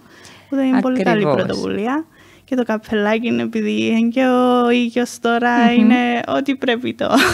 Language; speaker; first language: Greek; native; Greek